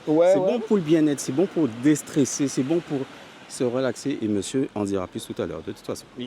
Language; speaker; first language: French; native; French